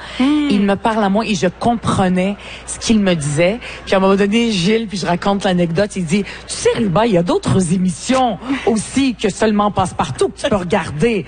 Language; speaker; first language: French; early bilingual, other home language; Arabic